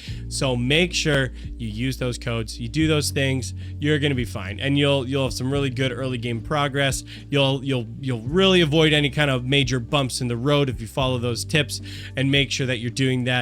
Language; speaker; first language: English; native; English